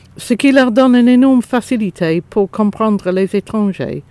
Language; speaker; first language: French; non-native, fluent; English